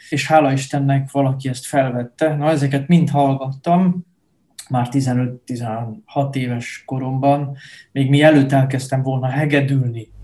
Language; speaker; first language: Hungarian; non-native, fluent; Dutch